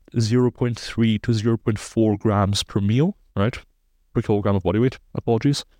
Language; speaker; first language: English; non-native, fluent; German